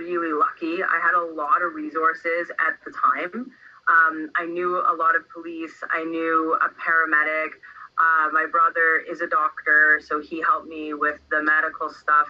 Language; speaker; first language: English; native; English